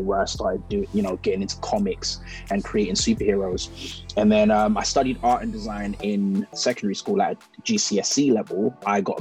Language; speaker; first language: English; native; English